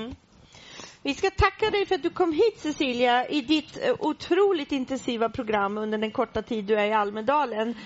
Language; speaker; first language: Swedish; native; Swedish